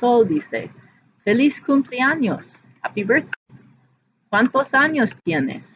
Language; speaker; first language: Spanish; non-native, fluent; English